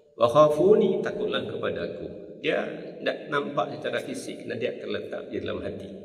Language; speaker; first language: Malay; non-native, local second language; Minangkabau